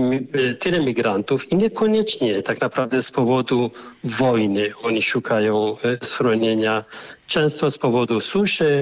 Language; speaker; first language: Polish; non-native, fluent; Arabic